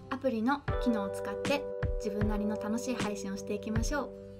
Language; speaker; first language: Japanese; native; Japanese